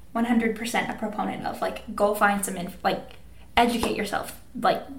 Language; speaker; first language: English; native; English